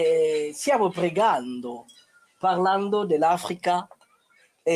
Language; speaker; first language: Italian; non-native, fluent; French